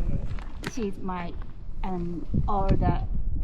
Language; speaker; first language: English; non-native, learner; Japanese